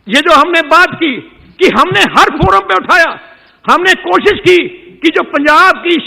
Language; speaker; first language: Hindi; non-native, local second language; Punjabi